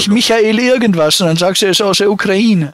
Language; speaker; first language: German; native; German